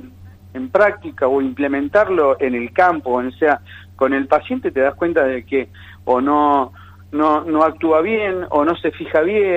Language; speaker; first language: Spanish; native; Spanish